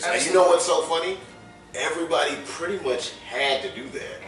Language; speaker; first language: English; native; English